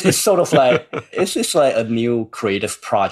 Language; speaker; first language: English; non-native, local second language; Cantonese